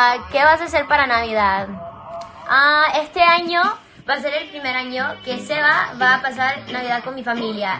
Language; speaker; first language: Spanish; early bilingual, other home language; English